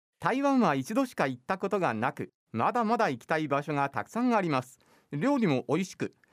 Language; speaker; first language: Japanese; native; Japanese